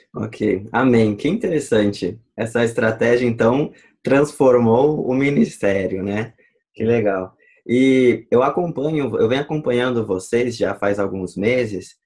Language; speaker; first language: Portuguese; native; Portuguese